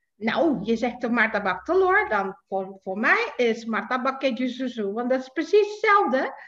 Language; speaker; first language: Dutch; non-native, fluent; Indonesian